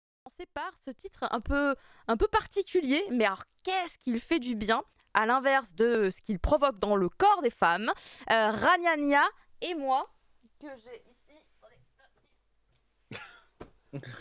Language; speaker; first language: French; native; French